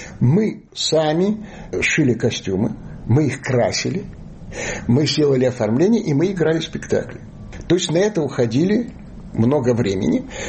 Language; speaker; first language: Russian; native; Russian